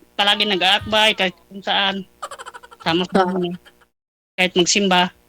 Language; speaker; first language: Filipino; non-native, local second language; Pampanga